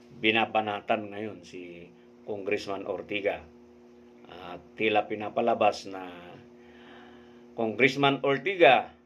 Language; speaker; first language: Filipino; non-native, local second language; Iloko